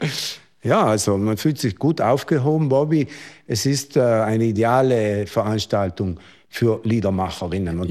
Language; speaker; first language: German; native; German